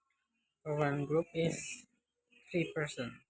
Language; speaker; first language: English; non-native, learner; Indonesian